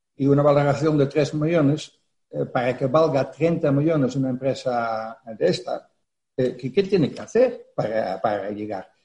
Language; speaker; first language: Spanish; non-native, fluent; Dutch